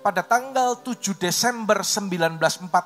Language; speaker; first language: Indonesian; native; Indonesian